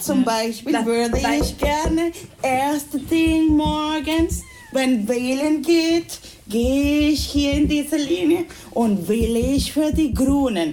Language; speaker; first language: German; non-native, fluent; Spanish